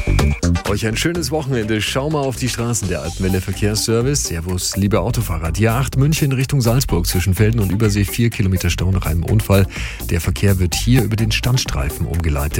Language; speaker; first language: German; native; German